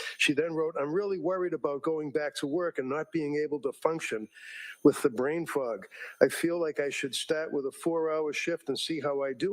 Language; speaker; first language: English; native; English